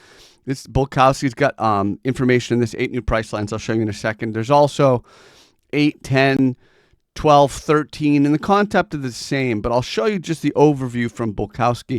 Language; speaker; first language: English; native; English